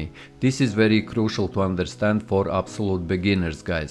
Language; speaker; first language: English; non-native, fluent; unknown